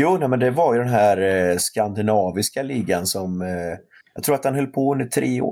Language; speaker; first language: Swedish; native; Swedish